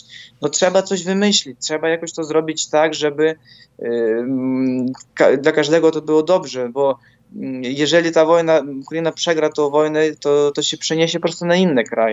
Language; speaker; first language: Polish; non-native, fluent; Ukrainian